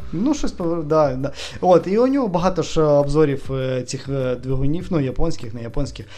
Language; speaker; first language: Ukrainian; non-native, local second language; Russian